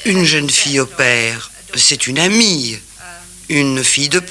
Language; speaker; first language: French; native; French